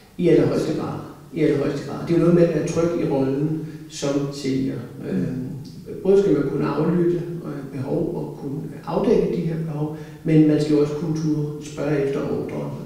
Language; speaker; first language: Danish; native; Danish